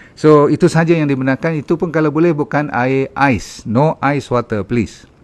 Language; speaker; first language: Malay; native; Malay